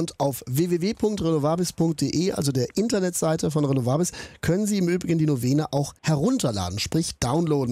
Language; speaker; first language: German; native; German